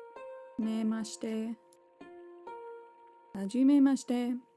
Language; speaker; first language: Japanese; non-native, learner; English